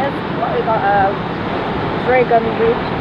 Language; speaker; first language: English; non-native, learner; Indonesian